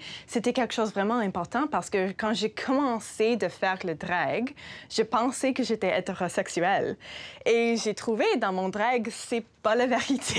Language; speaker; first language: French; non-native, local second language; English